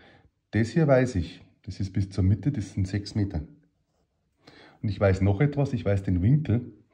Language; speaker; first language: German; native; German